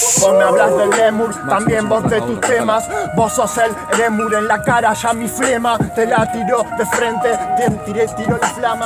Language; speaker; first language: Spanish; native; Spanish